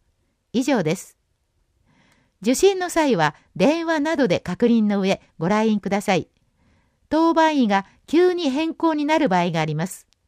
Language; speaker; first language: Japanese; native; Japanese